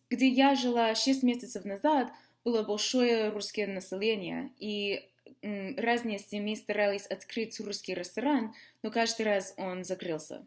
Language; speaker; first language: Russian; non-native, learner; English